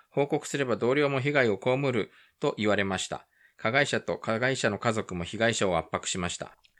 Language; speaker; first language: Japanese; native; Japanese